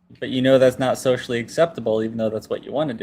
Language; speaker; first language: English; native; English